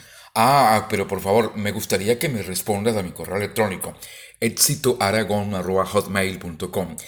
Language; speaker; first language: Spanish; native; Spanish